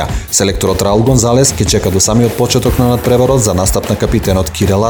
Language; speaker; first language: Macedonian; native; Macedonian